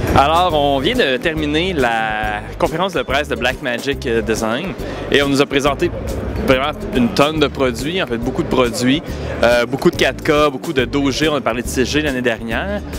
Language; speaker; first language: French; native; French